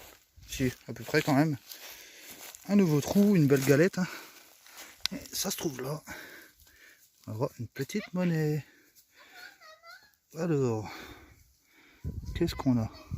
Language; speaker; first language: French; native; French